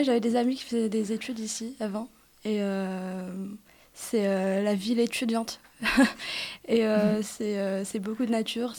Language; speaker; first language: French; non-native, local second language; Arabic